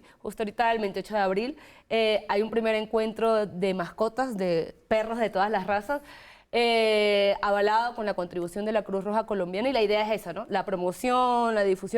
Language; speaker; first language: Spanish; native; Spanish